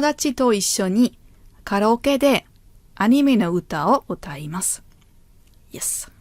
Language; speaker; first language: Japanese; non-native, fluent; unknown